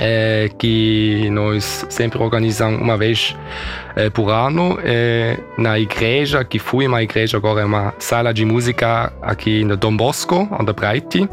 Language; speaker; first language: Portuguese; early bilingual, heritage; German